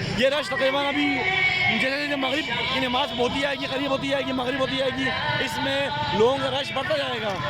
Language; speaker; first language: Urdu; non-native, local second language; Balti